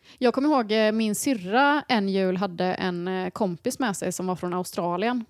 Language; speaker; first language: Swedish; native; Swedish